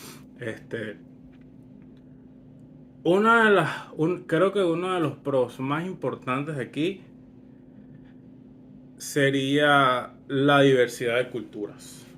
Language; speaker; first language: Spanish; early bilingual, other home language; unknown